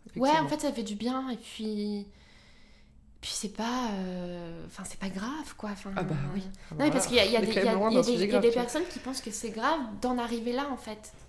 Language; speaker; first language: French; native; French